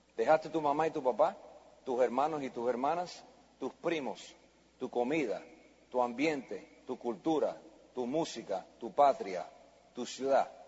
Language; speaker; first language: Spanish; early bilingual, heritage; Spanish